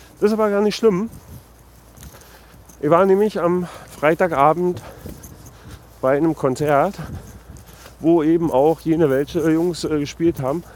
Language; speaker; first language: German; native; German